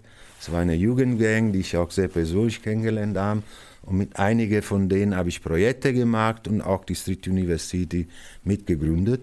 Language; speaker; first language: German; non-native, fluent; Italian